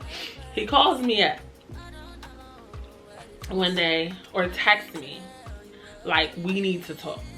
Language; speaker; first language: English; native; English